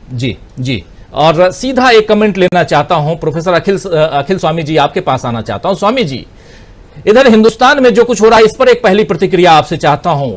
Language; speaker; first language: Hindi; native; Hindi